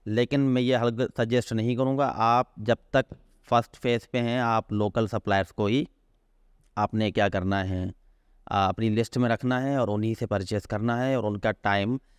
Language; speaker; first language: Urdu; non-native, local second language; Sindhi